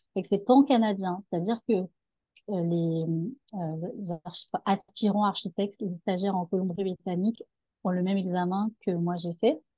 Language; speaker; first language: French; native; French